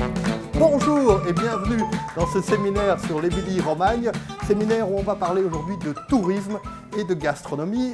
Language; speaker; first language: French; native; French